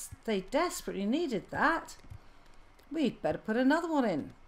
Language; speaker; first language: English; native; English